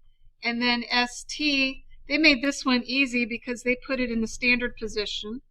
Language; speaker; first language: English; native; English